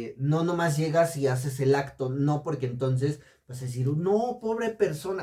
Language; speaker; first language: Spanish; native; Spanish